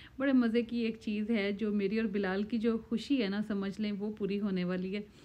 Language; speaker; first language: Urdu; native; Urdu